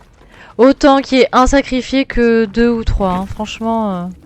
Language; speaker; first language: French; native; French